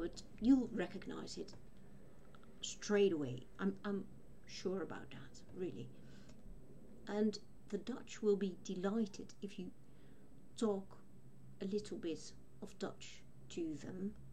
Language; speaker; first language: English; non-native, fluent; Dutch